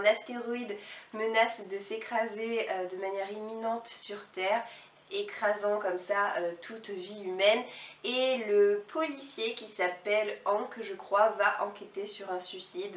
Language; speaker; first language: French; native; French